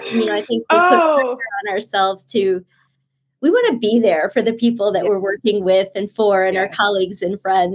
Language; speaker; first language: English; early bilingual, other home language; Bangla